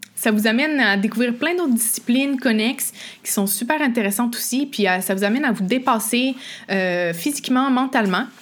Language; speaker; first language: French; native; French